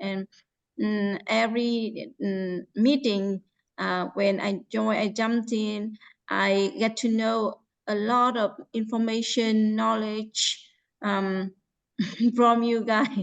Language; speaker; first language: English; non-native, fluent; Vietnamese